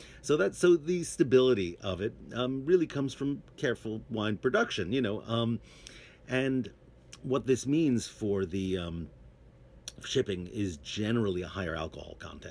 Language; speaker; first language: English; native; English